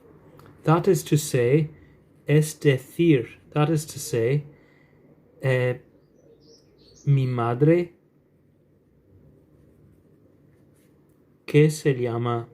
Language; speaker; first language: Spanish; non-native, fluent; English